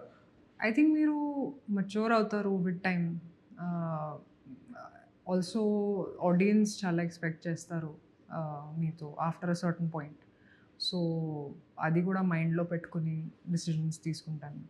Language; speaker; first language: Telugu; non-native, fluent; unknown